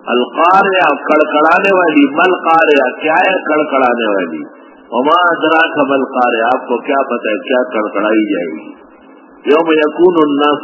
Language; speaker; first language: Urdu; non-native, local second language; Pashto